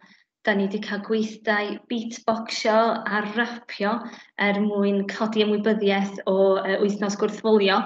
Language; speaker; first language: Welsh; native; Welsh